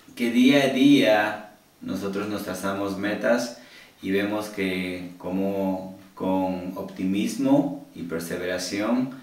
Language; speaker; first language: Spanish; early bilingual, heritage; Spanish